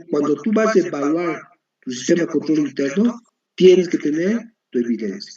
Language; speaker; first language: Spanish; native; Spanish